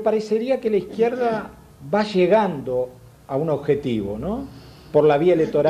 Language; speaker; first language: Spanish; native; Spanish